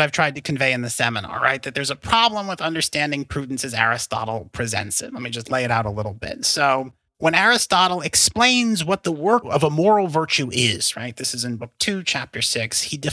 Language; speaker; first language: English; native; English